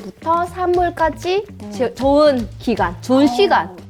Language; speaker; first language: Korean; non-native, fluent; Vietnamese